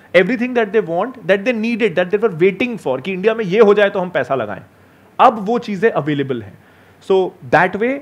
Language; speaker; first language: Hindi; native; Hindi